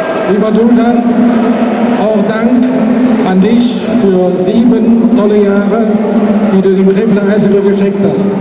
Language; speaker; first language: German; native; German